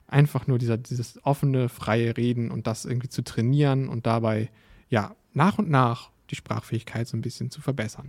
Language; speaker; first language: German; native; German